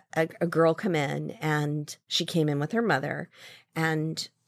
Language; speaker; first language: English; native; English